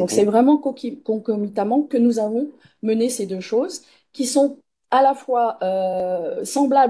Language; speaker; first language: French; native; French